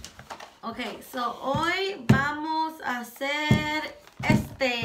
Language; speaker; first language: Spanish; early bilingual, heritage; Spanish